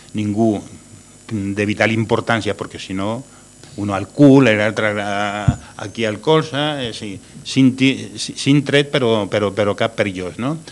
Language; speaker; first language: Catalan; non-native, local second language; Spanish